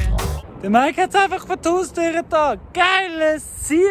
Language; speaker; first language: German; non-native, fluent; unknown